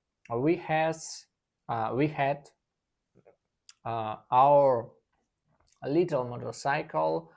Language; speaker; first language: English; non-native, learner; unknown